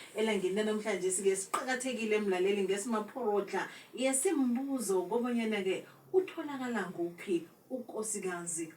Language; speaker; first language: Zulu; non-native, local second language; South Ndebele